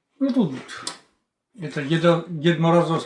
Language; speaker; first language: Russian; native; Russian